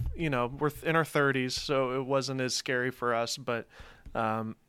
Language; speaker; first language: English; native; English